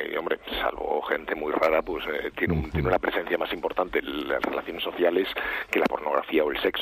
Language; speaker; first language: Spanish; native; Spanish